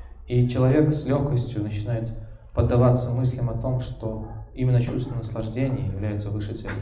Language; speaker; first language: Russian; native; Russian